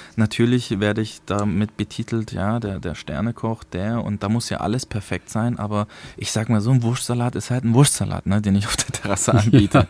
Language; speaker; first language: German; early bilingual, other home language; Turkish